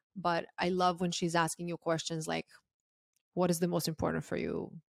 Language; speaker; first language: English; non-native, fluent; Croatian